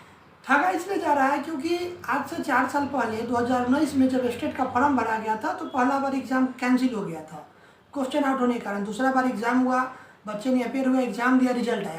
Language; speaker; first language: Hindi; native; Hindi